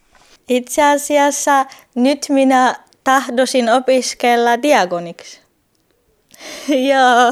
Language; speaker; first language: Finnish; non-native, fluent; Turkish